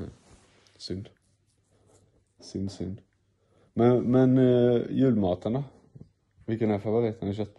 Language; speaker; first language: Swedish; native; Swedish